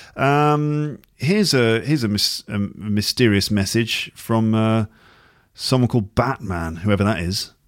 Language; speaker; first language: English; native; English